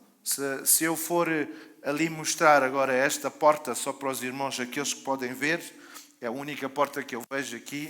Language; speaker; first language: Portuguese; native; Portuguese